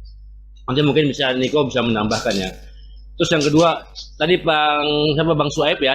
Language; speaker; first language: Indonesian; native; Indonesian